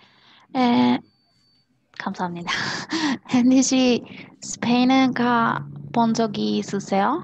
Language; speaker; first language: Korean; non-native, learner; Spanish